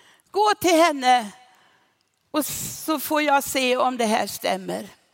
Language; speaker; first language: Swedish; non-native, fluent; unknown